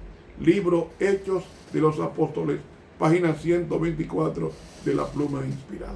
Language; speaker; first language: Spanish; native; Spanish